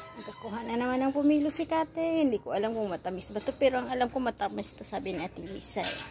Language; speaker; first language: Filipino; non-native, local second language; Cebuano